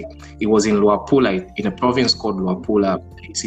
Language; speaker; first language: English; non-native, local second language; Bemba